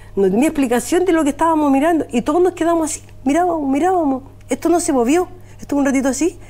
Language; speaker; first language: Spanish; native; Spanish